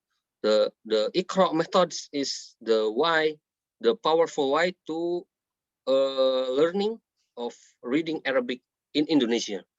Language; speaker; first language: English; non-native, learner; Indonesian